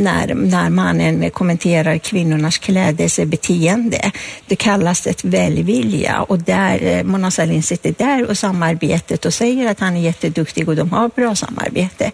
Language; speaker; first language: Swedish; non-native, fluent; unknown